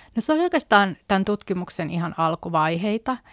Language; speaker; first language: Finnish; native; Finnish